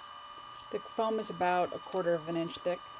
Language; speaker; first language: English; native; English